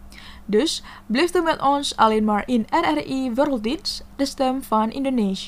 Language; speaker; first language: Dutch; non-native, fluent; Indonesian